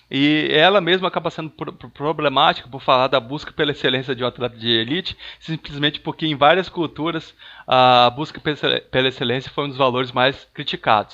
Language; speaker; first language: Portuguese; native; Portuguese